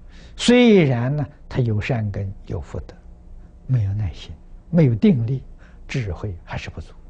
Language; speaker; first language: Chinese; native; Chinese